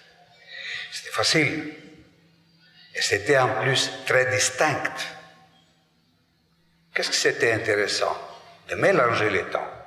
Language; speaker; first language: French; non-native, fluent; Greek